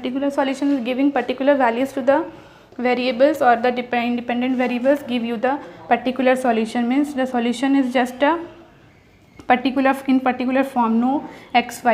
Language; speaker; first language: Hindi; native; Hindi